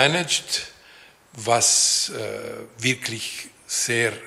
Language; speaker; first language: German; non-native, local second language; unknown